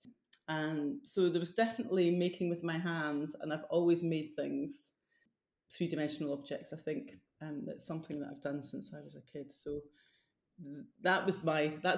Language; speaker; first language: English; native; English